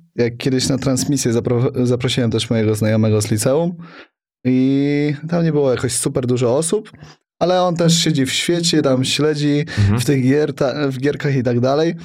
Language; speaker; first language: Polish; native; Polish